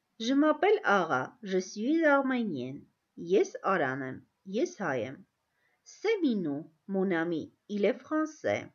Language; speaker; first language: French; non-native, fluent; Armenian